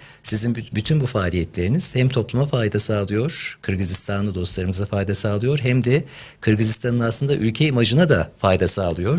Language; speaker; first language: Turkish; native; Turkish